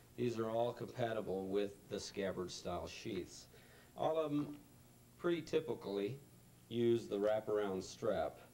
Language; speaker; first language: English; native; English